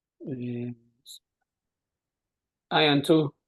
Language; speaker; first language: English; non-native, learner; Spanish